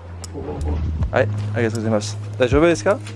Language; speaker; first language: Japanese; non-native, learner; French